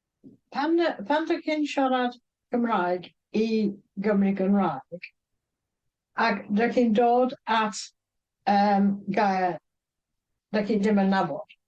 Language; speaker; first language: Welsh; non-native, fluent; English